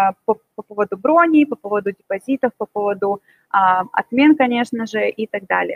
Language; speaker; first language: Russian; native; Russian